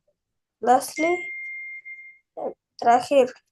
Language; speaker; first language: English; non-native, learner; Indonesian